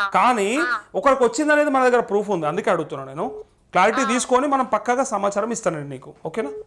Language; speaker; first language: Telugu; native; Telugu